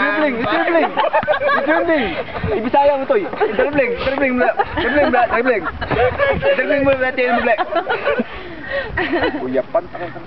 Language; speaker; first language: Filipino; non-native, local second language; Cebuano